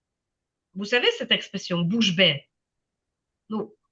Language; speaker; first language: French; non-native, fluent; Ukrainian